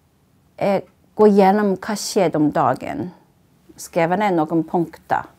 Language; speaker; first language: Norwegian; non-native, fluent; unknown